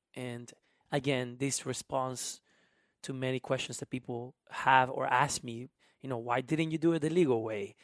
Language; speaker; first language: English; early bilingual, other home language; Spanish